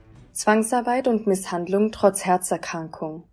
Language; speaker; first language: German; native; German